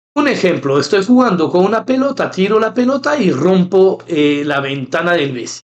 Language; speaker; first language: Spanish; non-native, fluent; French